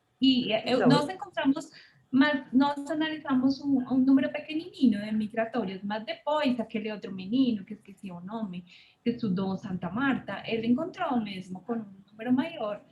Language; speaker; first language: Portuguese; non-native, fluent; Spanish